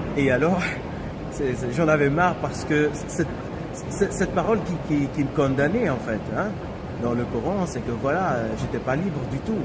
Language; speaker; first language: French; non-native, local second language; Kabyle